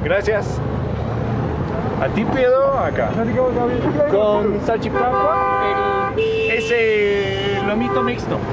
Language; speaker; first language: Spanish; non-native, learner; Danish